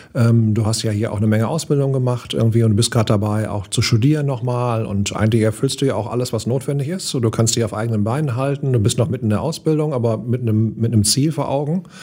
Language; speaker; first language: German; native; German